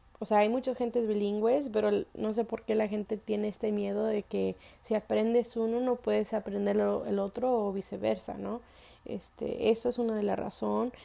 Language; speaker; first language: Spanish; early bilingual, heritage; Spanish